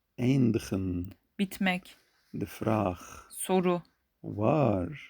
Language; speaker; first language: Dutch; non-native, learner; Turkish